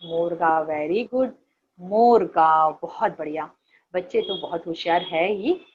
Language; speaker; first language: Hindi; non-native, local second language; Marathi